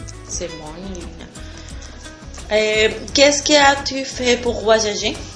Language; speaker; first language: French; non-native, learner; Spanish